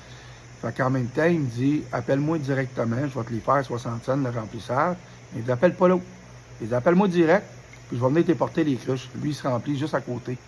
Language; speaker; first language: French; native; French